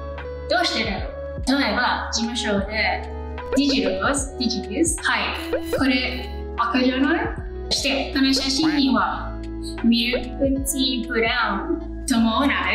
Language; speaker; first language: Japanese; non-native, learner; English